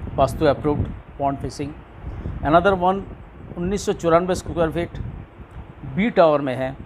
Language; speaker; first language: Hindi; non-native, local second language; Bangla